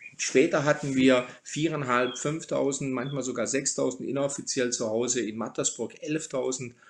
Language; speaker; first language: German; early bilingual, other home language; Croatian